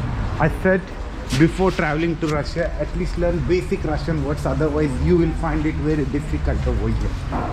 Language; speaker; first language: English; non-native, local second language; Hindi